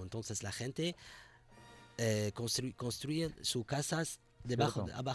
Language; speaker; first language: Spanish; non-native, fluent; Arabic